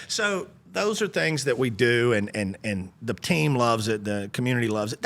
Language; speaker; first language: English; native; English